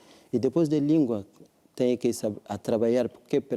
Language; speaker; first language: Portuguese; non-native, learner; French